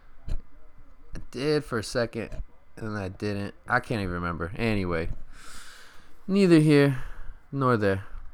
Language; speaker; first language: English; early bilingual, other home language; Spanish